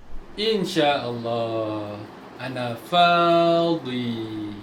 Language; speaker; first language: Arabic; non-native, learner; Malay